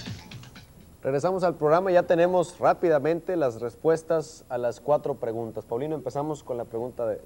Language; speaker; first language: Spanish; native; Spanish